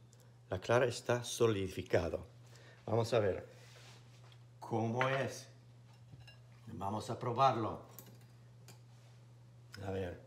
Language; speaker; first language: Spanish; non-native, fluent; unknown